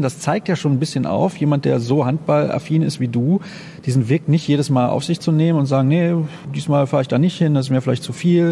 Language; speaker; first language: German; native; German